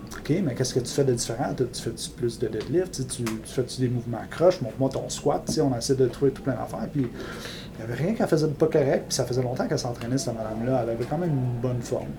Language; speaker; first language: French; non-native, local second language; English